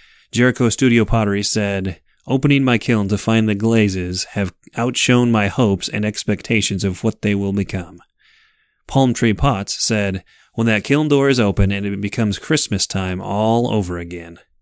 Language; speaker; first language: English; native; English